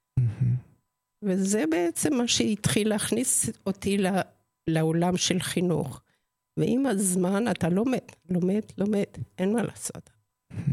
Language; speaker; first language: Hebrew; non-native, fluent; Spanish